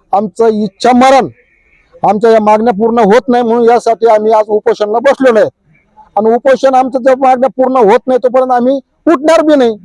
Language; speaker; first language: Marathi; native; Marathi